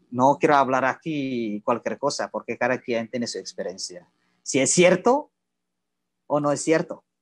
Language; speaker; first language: Spanish; non-native, learner; Indonesian